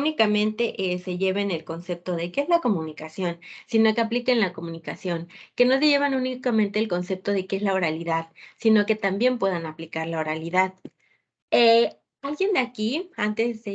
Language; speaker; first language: Spanish; native; Spanish